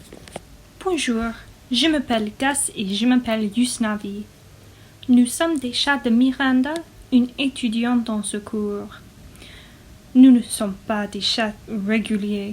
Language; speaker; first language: French; non-native, learner; English